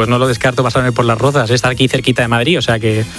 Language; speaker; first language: Spanish; native; Spanish